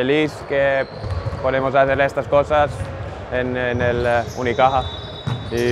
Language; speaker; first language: Spanish; non-native, learner; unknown